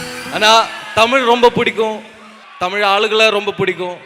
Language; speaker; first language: Tamil; non-native, local second language; Malayalam